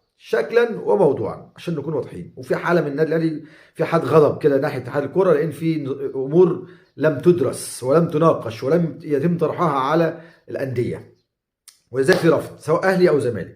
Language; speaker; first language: Arabic; native; Arabic